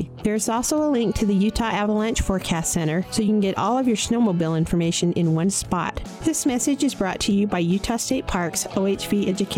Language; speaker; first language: English; native; English